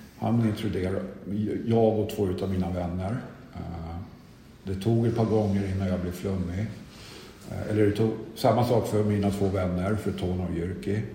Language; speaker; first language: Swedish; native; Swedish